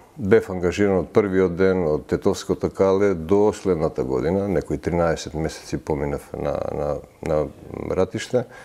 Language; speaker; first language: Macedonian; early bilingual, heritage; Macedonian